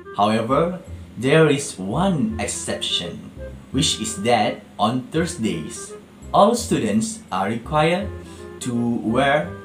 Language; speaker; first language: English; non-native, local second language; Malay